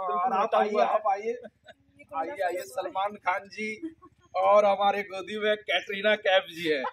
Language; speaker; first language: Hindi; native; Hindi